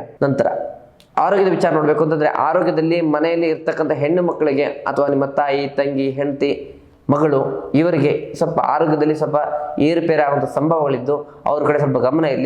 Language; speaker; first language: Kannada; native; Kannada